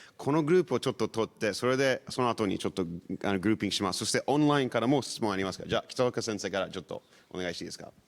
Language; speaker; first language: Japanese; non-native, fluent; English